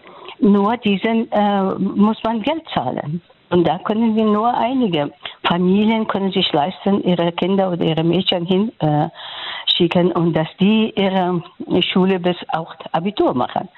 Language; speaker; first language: German; non-native, fluent; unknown